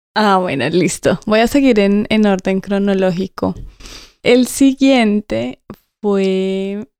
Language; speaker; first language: Spanish; native; Spanish